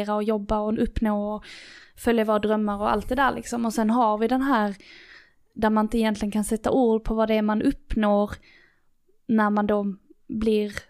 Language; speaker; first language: Swedish; native; Swedish